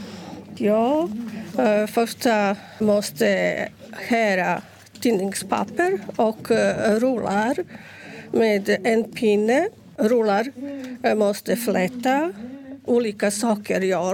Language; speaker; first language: Swedish; non-native, learner; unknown